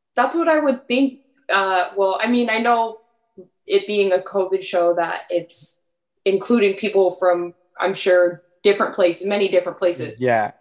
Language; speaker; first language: English; early bilingual, other home language; French